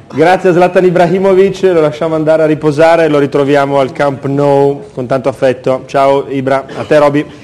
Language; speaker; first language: Italian; native; Italian